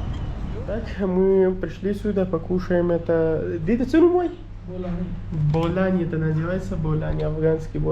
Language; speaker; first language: Russian; non-native, learner; Pashto